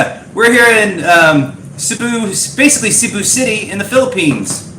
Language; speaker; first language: English; native; English